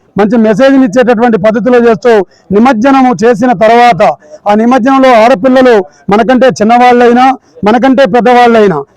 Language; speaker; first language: Telugu; non-native, local second language; Lambadi